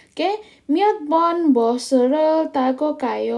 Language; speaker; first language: Korean; non-native, fluent; Indonesian